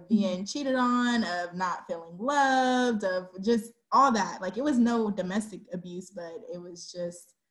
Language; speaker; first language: English; native; English